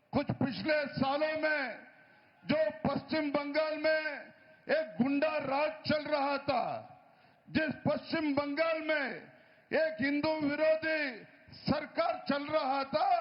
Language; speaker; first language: Hindi; non-native, local second language; Kannada